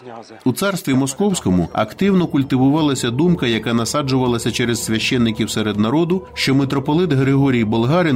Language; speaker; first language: Ukrainian; native; Ukrainian